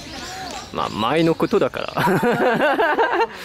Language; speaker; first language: Japanese; non-native, fluent; French